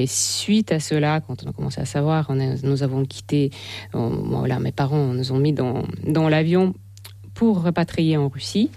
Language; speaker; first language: French; non-native, fluent; Russian